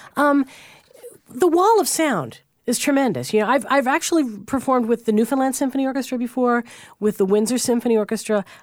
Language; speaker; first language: English; native; English